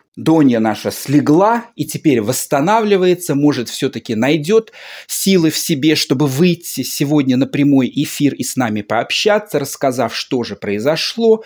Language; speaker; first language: Russian; native; Russian